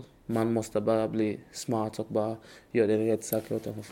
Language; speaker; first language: Swedish; non-native, learner; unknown